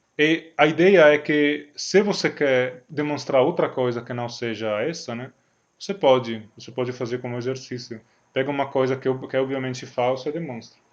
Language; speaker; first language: Portuguese; non-native, fluent; Italian